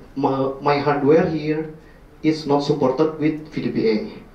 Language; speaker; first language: English; non-native, learner; Indonesian